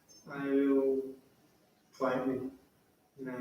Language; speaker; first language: English; non-native, learner; Portuguese